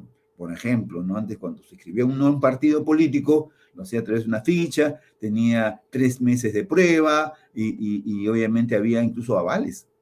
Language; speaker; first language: Spanish; native; Spanish